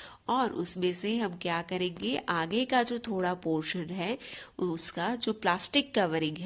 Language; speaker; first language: Hindi; non-native, local second language; Gujarati